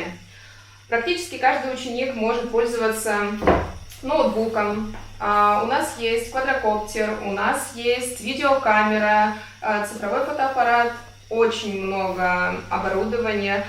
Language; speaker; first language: Russian; native; Russian